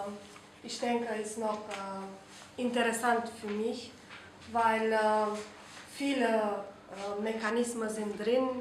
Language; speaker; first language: German; non-native, fluent; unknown